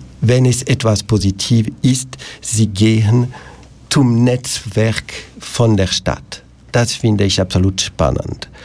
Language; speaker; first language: German; non-native, local second language; French